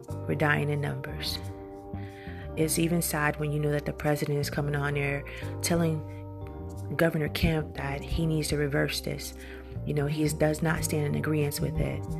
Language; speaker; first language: English; native; English